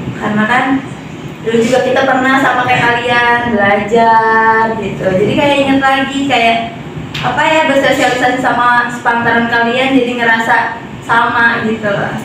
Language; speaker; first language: Indonesian; native; Indonesian